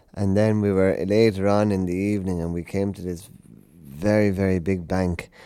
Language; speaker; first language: English; native; English